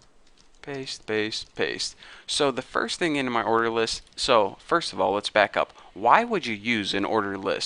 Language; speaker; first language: English; native; English